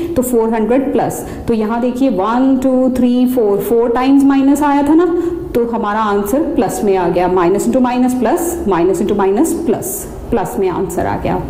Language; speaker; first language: Hindi; non-native, local second language; Punjabi